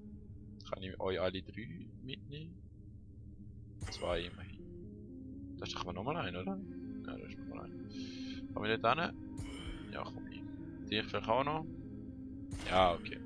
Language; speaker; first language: German; native; German